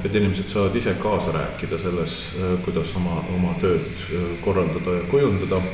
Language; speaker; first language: Estonian; native; Estonian